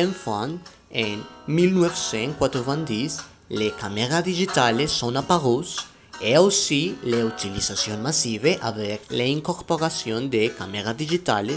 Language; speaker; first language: French; non-native, learner; Spanish